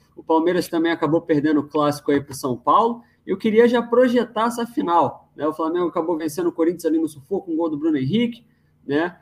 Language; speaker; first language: Portuguese; native; Portuguese